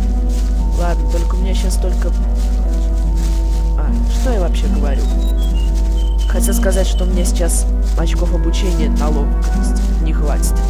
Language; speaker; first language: Russian; native; Russian